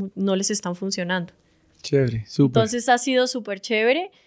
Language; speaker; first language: Spanish; native; Spanish